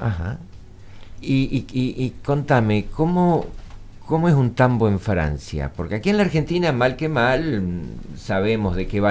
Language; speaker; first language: Spanish; native; Spanish